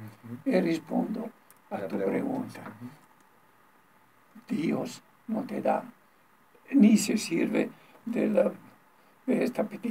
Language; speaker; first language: Spanish; non-native, learner; Italian